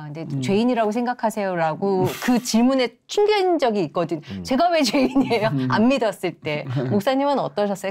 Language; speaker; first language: Korean; native; Korean